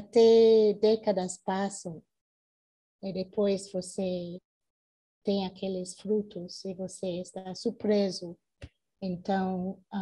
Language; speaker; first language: Portuguese; non-native, fluent; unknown